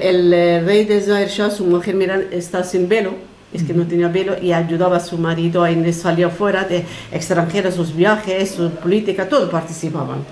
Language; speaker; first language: Spanish; non-native, fluent; Persian